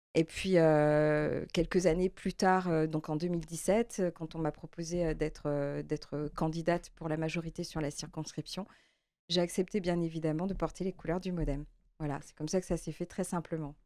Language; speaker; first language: French; native; French